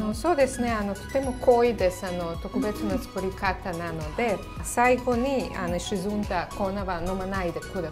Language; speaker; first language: Japanese; non-native, fluent; Serbian